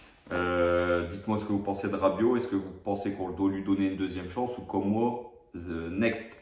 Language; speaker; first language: French; native; French